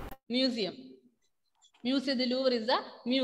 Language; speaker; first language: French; non-native, fluent; Malayalam